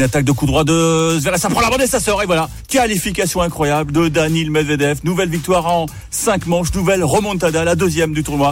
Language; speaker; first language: French; native; French